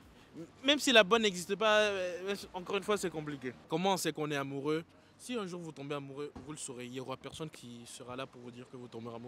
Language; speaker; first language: French; native; French